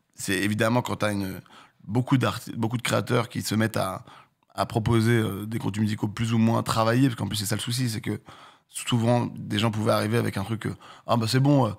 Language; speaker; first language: French; native; French